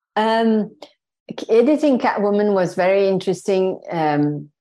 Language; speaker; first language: English; non-native, fluent; French